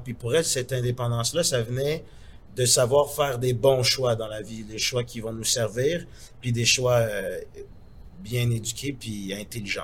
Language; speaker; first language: French; native; French